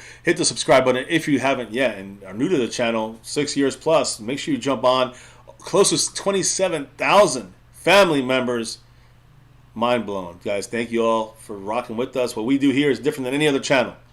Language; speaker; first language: English; native; English